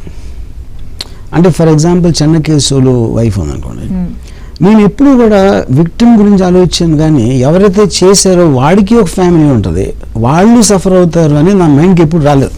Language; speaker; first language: Telugu; native; Telugu